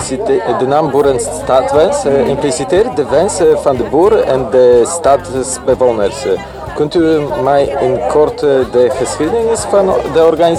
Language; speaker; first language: Dutch; non-native, learner; Polish